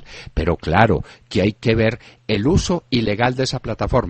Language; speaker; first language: Spanish; native; Spanish